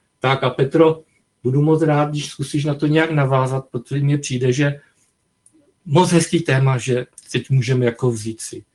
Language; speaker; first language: Czech; native; Czech